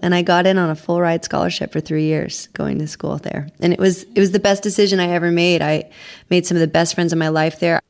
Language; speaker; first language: English; native; English